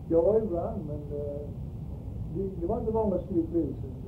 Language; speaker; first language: Swedish; early bilingual, heritage; Swedish